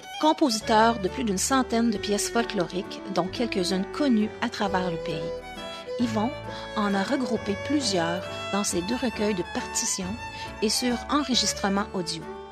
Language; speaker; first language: French; native; French